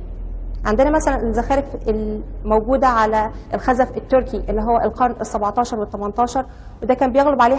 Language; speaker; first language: Arabic; native; Arabic